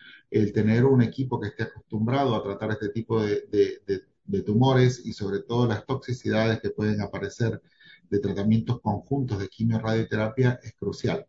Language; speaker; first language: Spanish; native; Spanish